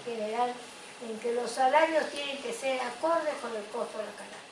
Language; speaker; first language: Spanish; native; Spanish